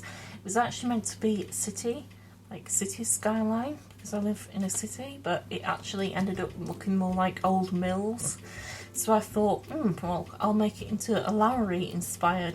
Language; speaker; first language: English; native; English